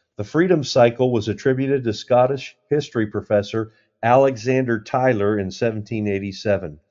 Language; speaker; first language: English; native; English